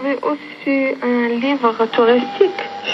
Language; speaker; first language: French; non-native, local second language; Arabic